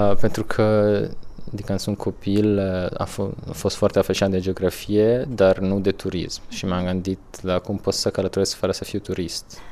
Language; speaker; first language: Romanian; non-native, fluent; Italian